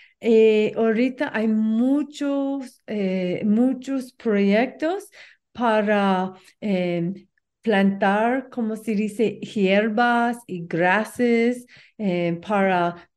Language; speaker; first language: Spanish; non-native, learner; English